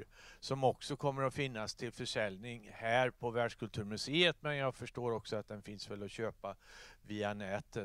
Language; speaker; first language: Swedish; native; Swedish